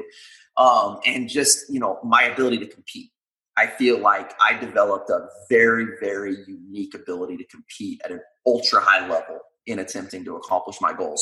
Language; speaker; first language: English; native; English